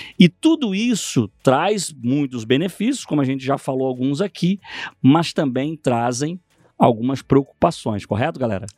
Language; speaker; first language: Portuguese; native; Portuguese